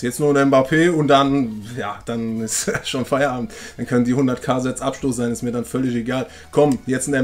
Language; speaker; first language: German; native; German